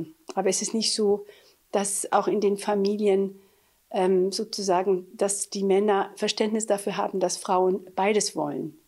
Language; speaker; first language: German; early bilingual, other home language; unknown